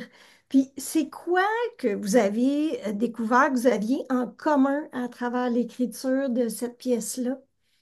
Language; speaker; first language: French; native; French